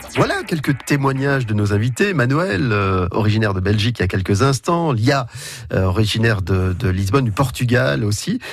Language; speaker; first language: French; native; French